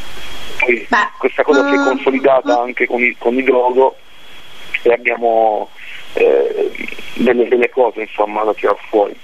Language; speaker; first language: Italian; native; Italian